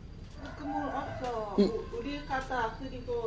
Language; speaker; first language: Korean; non-native, learner; Lao